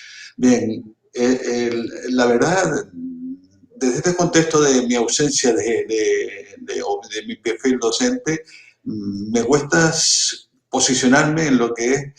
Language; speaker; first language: Spanish; native; Spanish